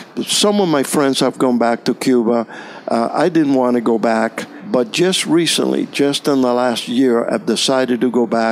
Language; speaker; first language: English; non-native, fluent; Spanish